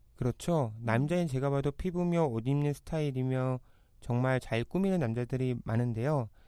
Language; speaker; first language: Korean; native; Korean